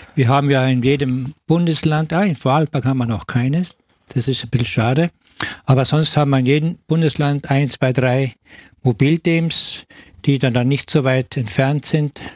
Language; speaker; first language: German; native; German